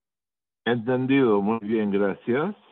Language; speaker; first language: Spanish; early bilingual, heritage; Spanish